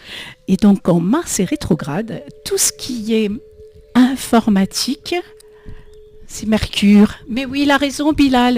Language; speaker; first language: French; native; French